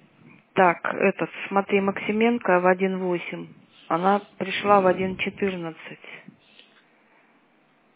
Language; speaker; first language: Russian; native; Russian